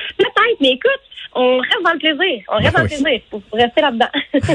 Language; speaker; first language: French; native; French